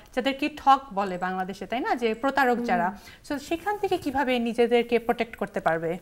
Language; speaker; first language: English; early bilingual, other home language; Bangla